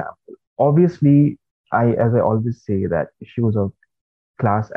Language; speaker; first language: English; non-native, local second language; Nepali